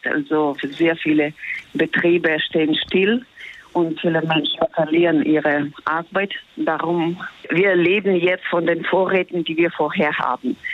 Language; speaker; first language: German; non-native, fluent; Ukrainian